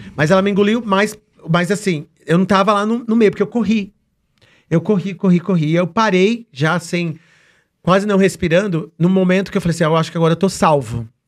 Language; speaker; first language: Portuguese; native; Portuguese